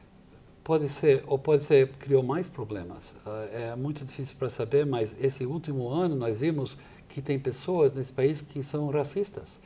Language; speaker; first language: Portuguese; non-native, fluent; English